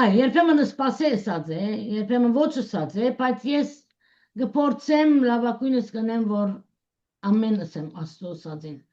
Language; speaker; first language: Armenian; early bilingual, heritage; Armenian